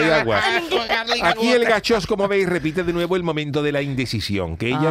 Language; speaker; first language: Spanish; native; Spanish